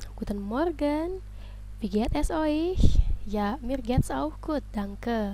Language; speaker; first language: German; non-native, fluent; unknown